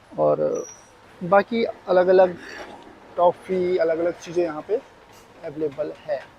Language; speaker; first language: Hindi; native; Hindi